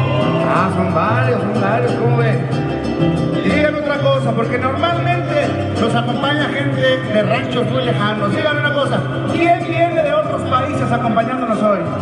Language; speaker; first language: Spanish; native; Spanish